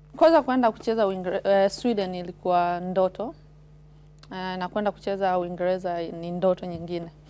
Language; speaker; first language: Swahili; native; Swahili